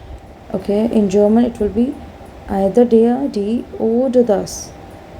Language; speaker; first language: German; non-native, learner; Hindi